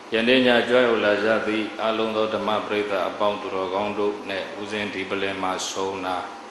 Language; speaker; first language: Burmese; native; Burmese